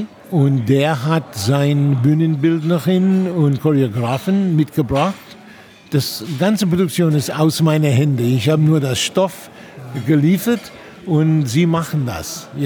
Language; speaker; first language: German; non-native, fluent; English